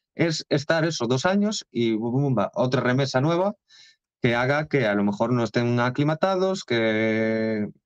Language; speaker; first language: Spanish; non-native, local second language; Galician